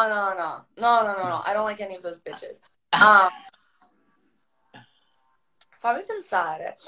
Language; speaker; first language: English; non-native, fluent; Croatian